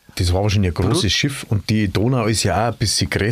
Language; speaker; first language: German; native; German